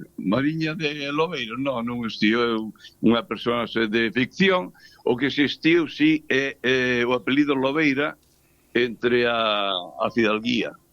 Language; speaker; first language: Galician; native; Galician